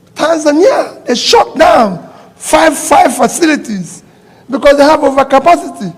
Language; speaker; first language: English; non-native, local second language; Igbo